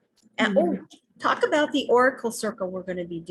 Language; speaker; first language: English; native; English